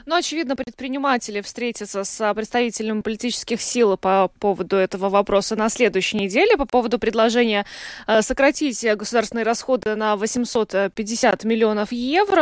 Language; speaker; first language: Russian; native; Russian